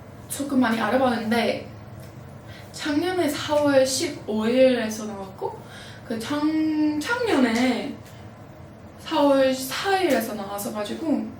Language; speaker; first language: Korean; non-native, fluent; English